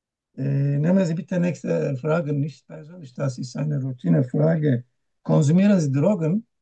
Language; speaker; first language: German; non-native, learner; Turkish